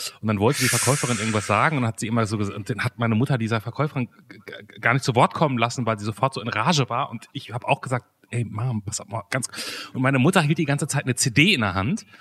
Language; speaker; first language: German; native; German